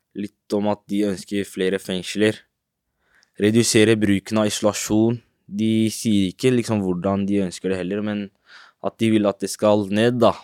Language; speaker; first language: Norwegian; native; Norwegian